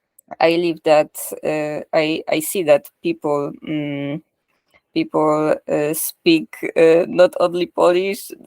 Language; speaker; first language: English; non-native, learner; Polish